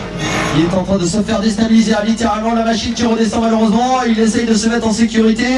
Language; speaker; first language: French; native; French